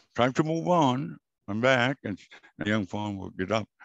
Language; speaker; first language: English; non-native, fluent; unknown